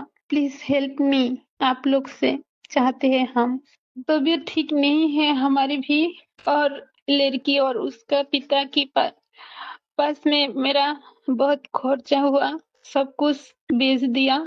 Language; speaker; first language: Hindi; non-native, learner; Bangla